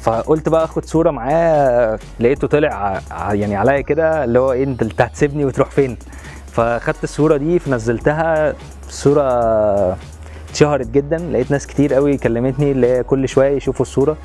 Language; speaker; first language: Arabic; native; Arabic